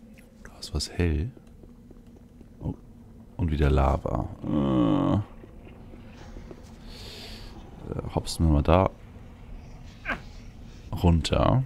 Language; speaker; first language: German; native; German